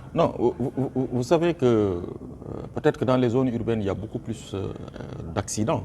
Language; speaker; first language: French; non-native, local second language; Wolof